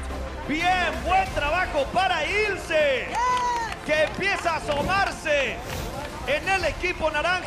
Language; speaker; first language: Spanish; native; Spanish